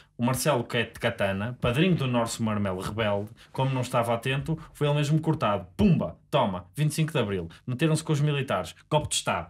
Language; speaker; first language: Portuguese; native; Portuguese